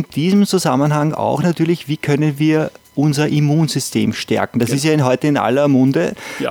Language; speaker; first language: German; native; German